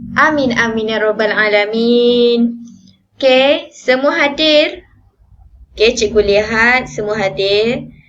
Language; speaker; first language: Malay; native; Malay